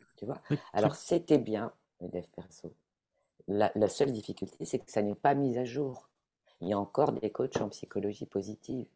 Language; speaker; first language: French; non-native, fluent; Italian